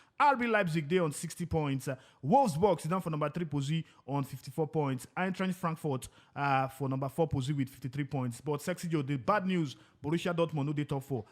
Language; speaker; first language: Nigerian Pidgin; non-native, local second language; Igbo